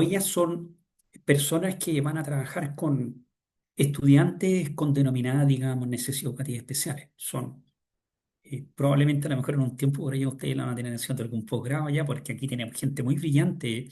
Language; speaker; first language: Spanish; native; Spanish